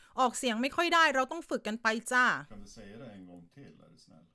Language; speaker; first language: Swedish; non-native, fluent; Thai